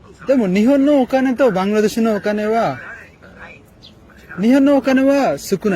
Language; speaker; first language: Japanese; non-native, learner; Bangla